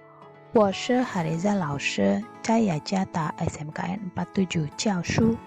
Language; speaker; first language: Chinese; non-native, fluent; Indonesian